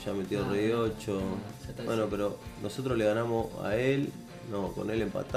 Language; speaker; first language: Spanish; native; Spanish